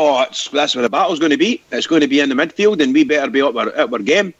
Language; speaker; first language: English; native; English